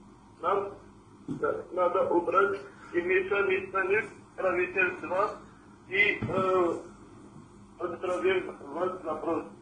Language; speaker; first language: Russian; non-native, learner; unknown